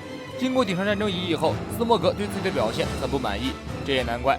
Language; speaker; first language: Chinese; native; Chinese